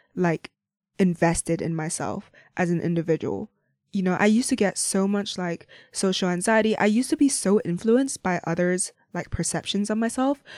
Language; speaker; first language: English; non-native, local second language; Cantonese